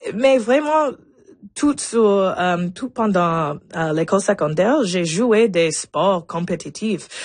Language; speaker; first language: French; non-native, local second language; English